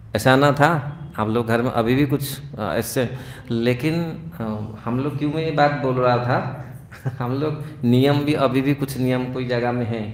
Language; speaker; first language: Hindi; non-native, local second language; Odia